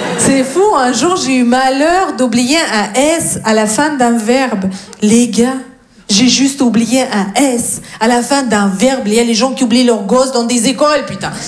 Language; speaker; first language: French; non-native, fluent; Russian